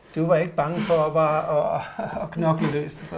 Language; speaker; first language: Danish; native; Danish